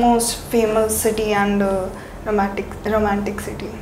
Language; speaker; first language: English; non-native, local second language; Hindi